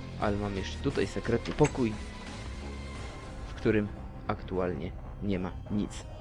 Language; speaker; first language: Polish; native; Polish